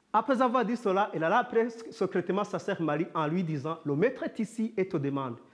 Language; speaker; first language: French; non-native, local second language; Kinyarwanda